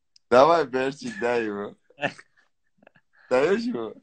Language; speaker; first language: Russian; non-native, learner; Tajik